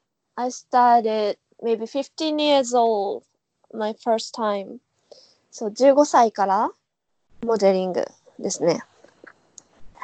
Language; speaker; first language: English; non-native, learner; Japanese